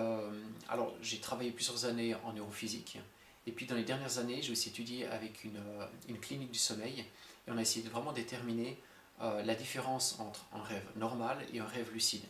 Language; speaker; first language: French; native; French